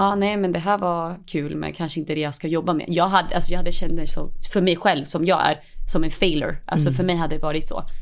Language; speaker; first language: Swedish; early bilingual, other home language; Spanish